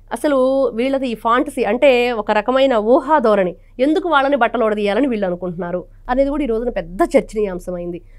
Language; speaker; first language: Telugu; native; Telugu